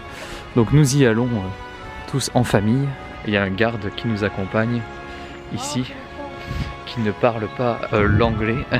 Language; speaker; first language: French; native; French